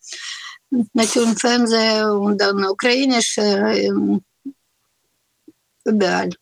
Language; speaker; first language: German; non-native, learner; Russian